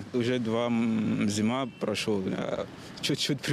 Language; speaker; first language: Russian; non-native, learner; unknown